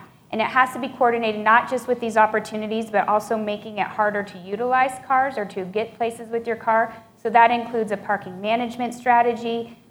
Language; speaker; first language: English; native; English